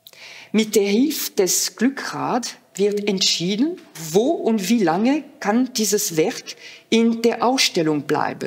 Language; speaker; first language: German; non-native, fluent; French